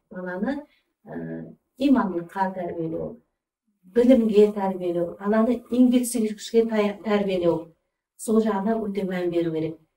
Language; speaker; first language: Kazakh; early bilingual, heritage; Kazakh